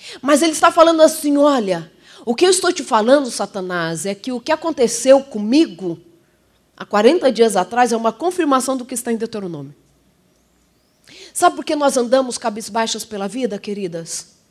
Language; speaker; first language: Portuguese; native; Portuguese